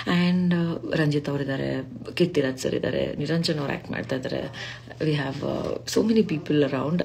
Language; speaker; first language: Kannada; non-native, local second language; Kodava